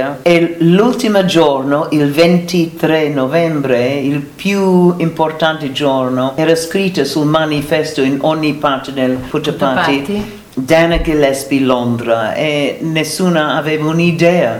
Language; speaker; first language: Italian; non-native, learner; English